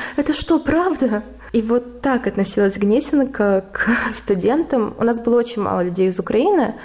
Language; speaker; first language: Russian; native; Russian